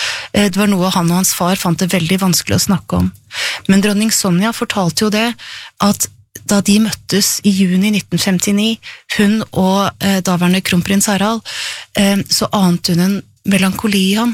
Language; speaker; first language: Norwegian; native; Norwegian